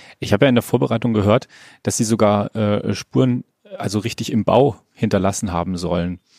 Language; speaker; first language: German; native; German